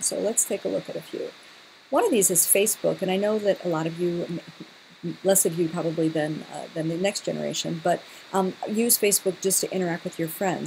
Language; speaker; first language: English; native; English